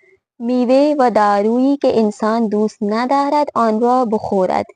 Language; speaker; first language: Persian; non-native, fluent; Urdu